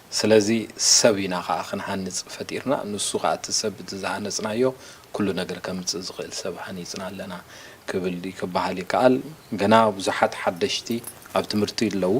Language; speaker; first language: Tigrinya; native; Tigrinya